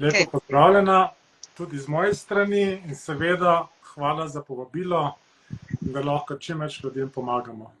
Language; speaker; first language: Slovenian; early bilingual, heritage; Slovenian